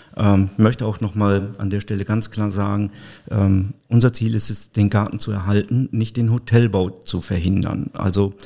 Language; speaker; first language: German; native; German